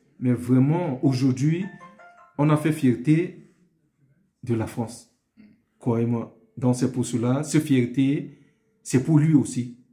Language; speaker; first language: French; non-native, local second language; Sango